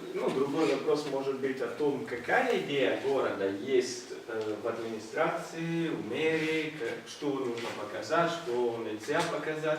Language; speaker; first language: Russian; non-native, fluent; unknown